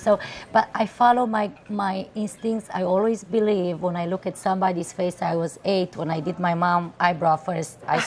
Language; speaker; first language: English; non-native, fluent; Romanian